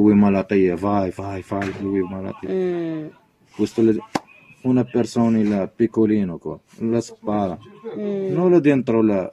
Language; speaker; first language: Italian; non-native, learner; Arabic